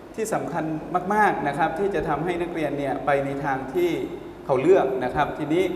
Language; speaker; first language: Thai; native; Thai